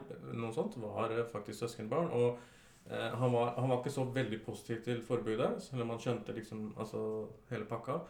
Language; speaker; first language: Norwegian; early bilingual, other home language; Urdu